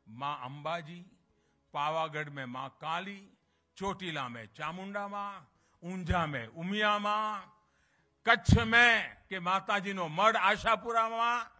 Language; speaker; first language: Hindi; native; Hindi